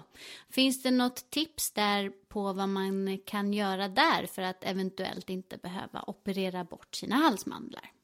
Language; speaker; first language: Swedish; native; Swedish